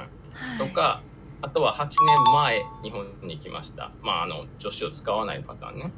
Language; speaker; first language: Japanese; native; Japanese